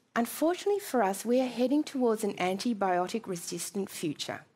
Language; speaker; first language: English; native; English